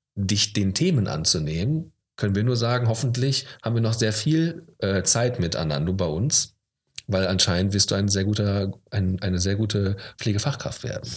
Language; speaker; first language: German; native; German